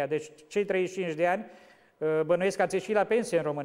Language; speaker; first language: Romanian; native; Romanian